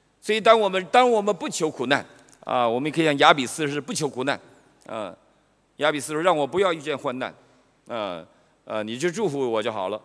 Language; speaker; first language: Chinese; native; Chinese